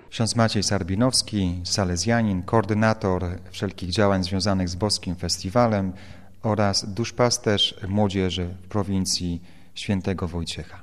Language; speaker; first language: Polish; native; Polish